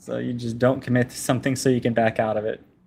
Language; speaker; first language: English; native; English